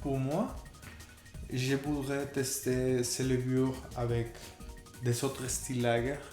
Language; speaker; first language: French; non-native, fluent; Spanish